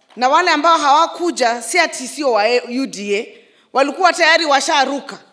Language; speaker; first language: Swahili; non-native, local second language; Kikuyu